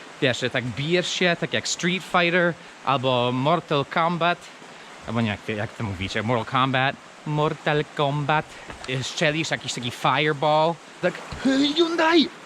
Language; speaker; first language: Polish; non-native, fluent; English